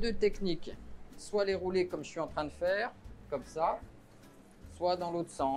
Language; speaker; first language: French; native; French